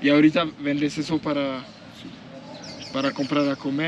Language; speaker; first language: Spanish; non-native, learner; French